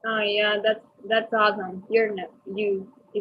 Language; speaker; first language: English; non-native, learner; Spanish